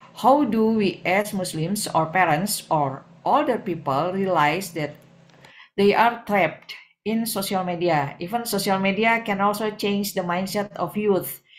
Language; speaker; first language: English; non-native, fluent; Indonesian